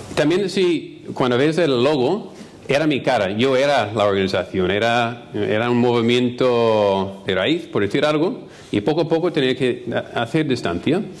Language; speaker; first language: Spanish; non-native, fluent; English